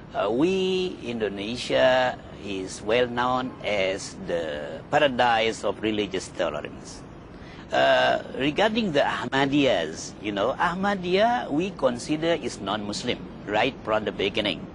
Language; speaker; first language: English; non-native, fluent; Indonesian